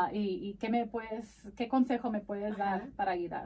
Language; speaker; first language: Spanish; early bilingual, heritage; Spanish